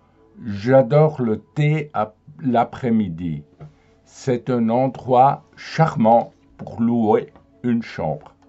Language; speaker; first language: French; non-native, fluent; German